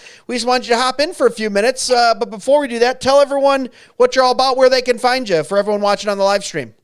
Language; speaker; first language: English; native; English